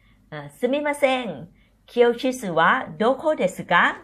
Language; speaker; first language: Japanese; non-native, learner; Thai